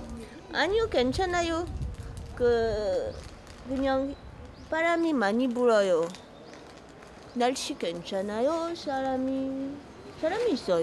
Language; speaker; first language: Korean; non-native, learner; French